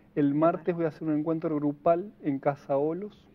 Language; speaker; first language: Spanish; native; Spanish